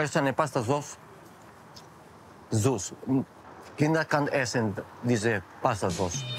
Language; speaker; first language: German; non-native, learner; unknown